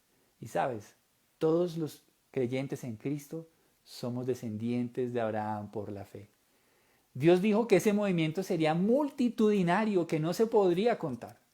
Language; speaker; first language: Spanish; native; Spanish